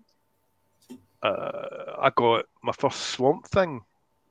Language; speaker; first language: English; native; English